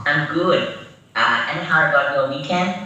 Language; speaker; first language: English; non-native, learner; Burmese